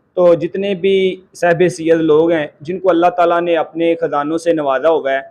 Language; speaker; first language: Urdu; non-native, local second language; Punjabi